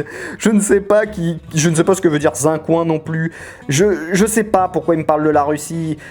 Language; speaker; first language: French; native; French